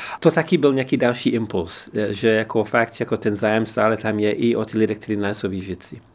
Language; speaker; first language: Czech; non-native, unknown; English